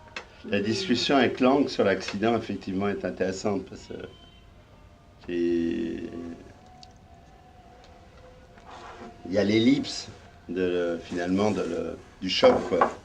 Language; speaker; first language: French; native; French